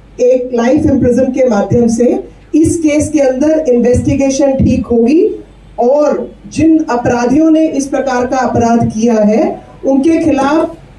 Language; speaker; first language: Hindi; native; Hindi